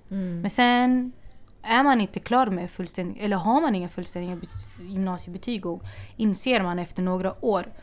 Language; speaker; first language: Swedish; native; Swedish